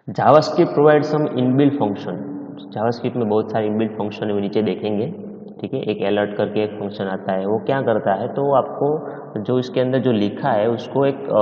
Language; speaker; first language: Hindi; non-native, local second language; Gujarati